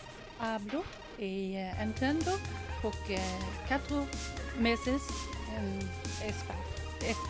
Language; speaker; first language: Spanish; non-native, learner; Swedish